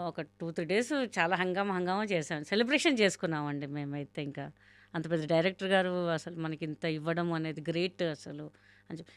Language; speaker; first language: Telugu; non-native, local second language; Hindi